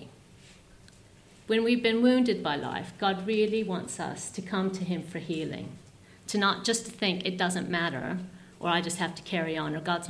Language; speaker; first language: English; native; English